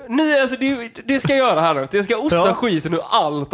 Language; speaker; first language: Swedish; native; Swedish